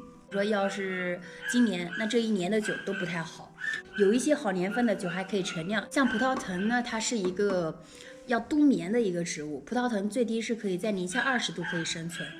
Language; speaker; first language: Chinese; native; Chinese